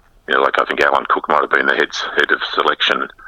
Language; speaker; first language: English; native; English